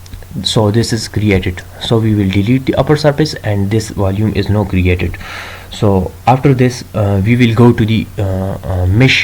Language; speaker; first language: English; non-native, local second language; Urdu